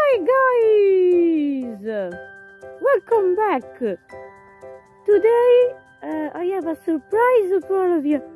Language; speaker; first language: English; non-native, learner; Italian